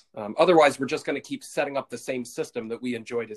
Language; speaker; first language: English; native; English